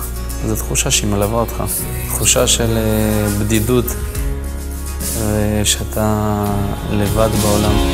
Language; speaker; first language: Hebrew; non-native, fluent; Russian